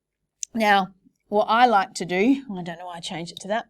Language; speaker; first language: English; native; English